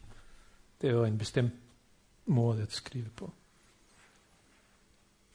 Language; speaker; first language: Danish; non-native, fluent; Bosnian